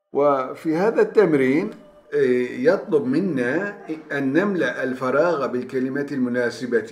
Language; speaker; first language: Arabic; non-native, fluent; Turkish